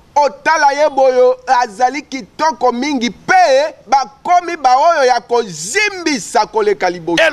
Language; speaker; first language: Lingala; native; Lingala